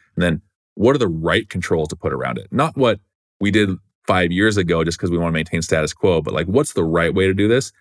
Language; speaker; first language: English; native; English